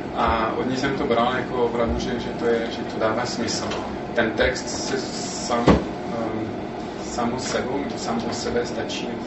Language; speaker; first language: Czech; non-native, fluent; French